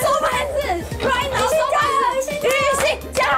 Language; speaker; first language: Chinese; native; Chinese